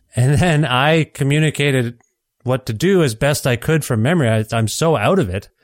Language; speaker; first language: English; native; English